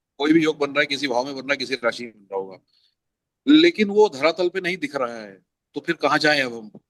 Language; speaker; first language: Hindi; native; Hindi